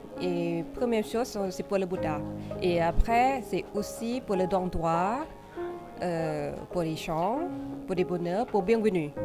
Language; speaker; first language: French; non-native, fluent; Thai